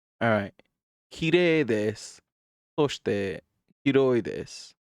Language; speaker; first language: Japanese; non-native, learner; English